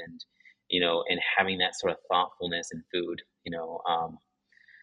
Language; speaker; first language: English; early bilingual, other home language; Japanese